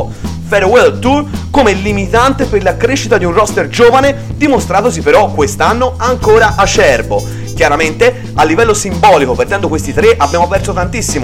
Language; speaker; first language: Italian; native; Italian